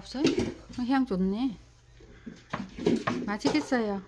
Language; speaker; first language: Korean; non-native, learner; Vietnamese